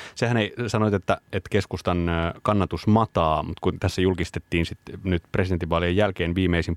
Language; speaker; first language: Finnish; native; Finnish